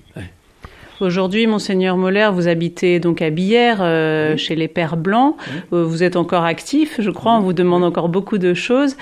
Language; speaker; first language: French; native; French